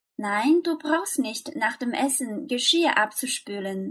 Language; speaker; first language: German; non-native, fluent; Chinese